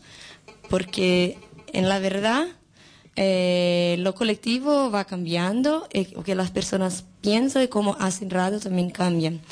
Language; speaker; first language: Spanish; non-native, fluent; Portuguese